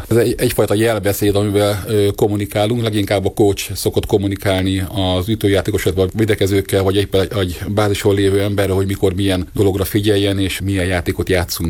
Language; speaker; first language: Hungarian; native; Hungarian